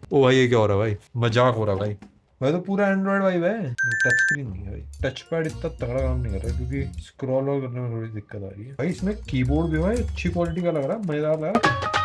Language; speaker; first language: Hindi; native; Hindi